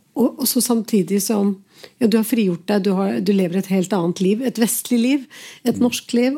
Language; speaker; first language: Norwegian; early bilingual, other home language; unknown